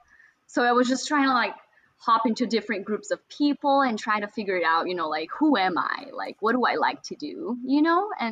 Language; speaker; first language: English; non-native, fluent; Portuguese